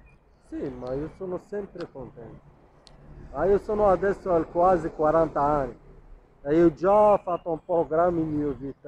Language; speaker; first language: Italian; non-native, learner; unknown